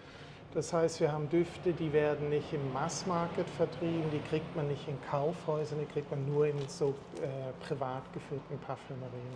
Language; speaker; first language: German; native; German